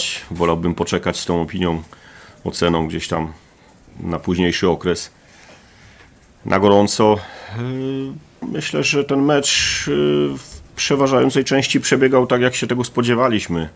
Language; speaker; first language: Polish; native; Polish